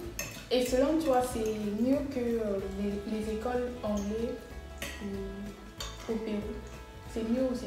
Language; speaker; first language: French; non-native, learner; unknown